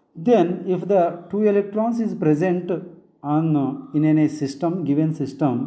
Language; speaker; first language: English; non-native, local second language; Telugu